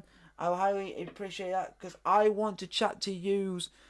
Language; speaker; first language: English; native; English